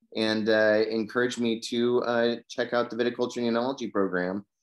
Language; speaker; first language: English; native; English